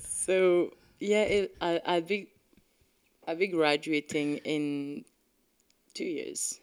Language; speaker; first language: English; non-native, local second language; Morisyen